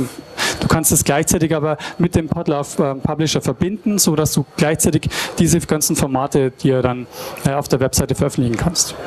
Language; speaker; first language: German; native; German